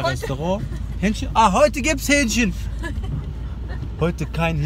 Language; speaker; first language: German; early bilingual, other home language; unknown